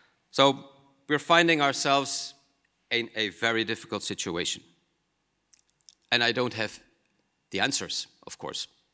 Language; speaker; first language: English; non-native, fluent; Dutch